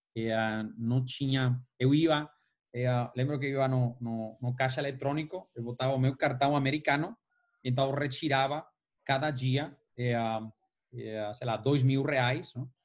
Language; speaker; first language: Portuguese; non-native, fluent; Spanish